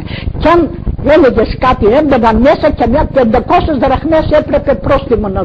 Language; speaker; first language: Greek; non-native, local second language; Macedonian